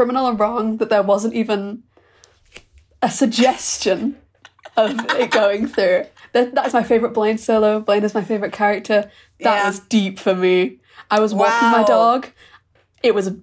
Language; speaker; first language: English; native; English